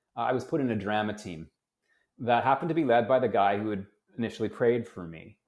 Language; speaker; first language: English; native; English